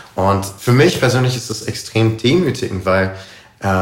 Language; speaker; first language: German; native; German